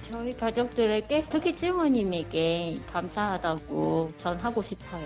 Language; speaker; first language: Korean; non-native, fluent; Vietnamese